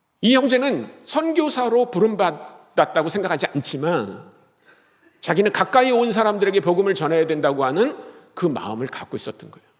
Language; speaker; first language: Korean; native; Korean